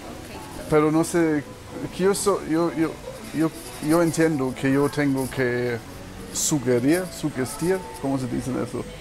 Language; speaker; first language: Spanish; non-native, learner; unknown